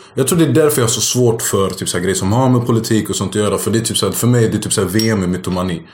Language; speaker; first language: Swedish; early bilingual, other home language; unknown